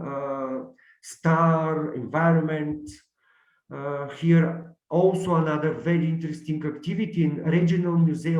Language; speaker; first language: English; non-native, learner; Bulgarian